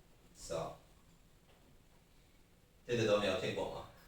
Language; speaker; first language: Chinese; non-native, learner; English